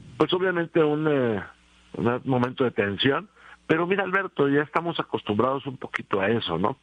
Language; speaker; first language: Spanish; native; Spanish